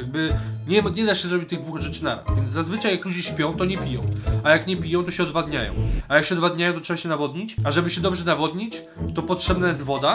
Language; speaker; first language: Polish; native; Polish